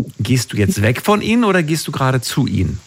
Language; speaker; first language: German; native; German